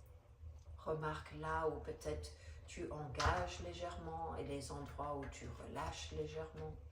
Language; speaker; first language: French; non-native, fluent; English